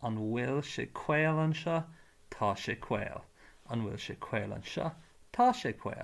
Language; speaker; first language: Irish; non-native, local second language; English